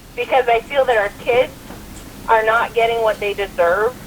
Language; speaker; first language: English; native; English